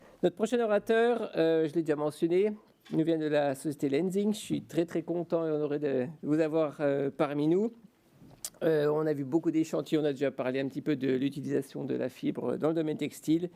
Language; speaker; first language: French; native; French